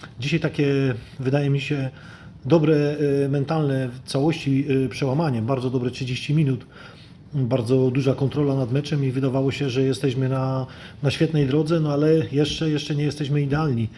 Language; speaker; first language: Polish; native; Polish